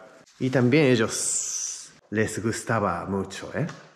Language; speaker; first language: Spanish; non-native, fluent; Japanese